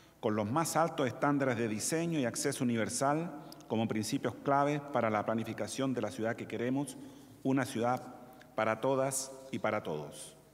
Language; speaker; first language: Spanish; native; Spanish